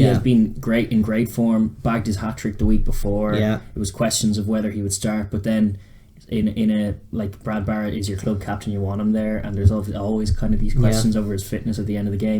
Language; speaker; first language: English; native; English